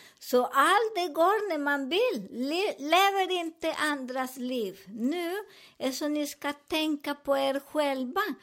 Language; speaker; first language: Swedish; non-native, learner; Spanish